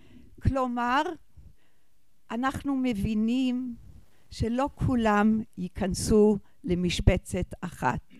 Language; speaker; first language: Hebrew; non-native, fluent; English